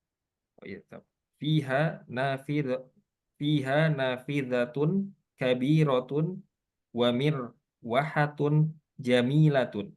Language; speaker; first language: Arabic; non-native, learner; Indonesian